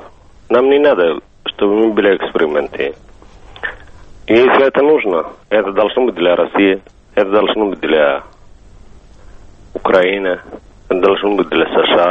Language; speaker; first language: Russian; non-native, fluent; Somali